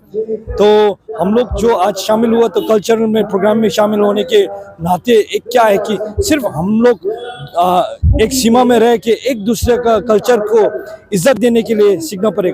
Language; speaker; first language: Hindi; non-native, fluent; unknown